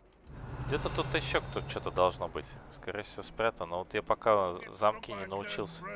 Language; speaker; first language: Russian; native; Russian